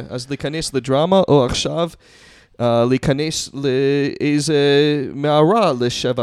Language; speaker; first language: Hebrew; non-native, fluent; English